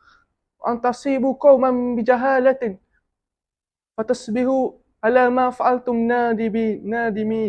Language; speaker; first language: Arabic; non-native, learner; Malay